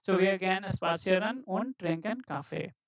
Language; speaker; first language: German; non-native, fluent; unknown